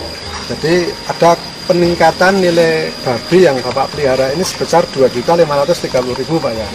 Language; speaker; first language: Indonesian; native; Indonesian